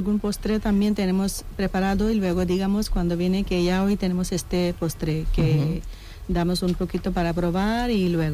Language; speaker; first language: Spanish; non-native, learner; Punjabi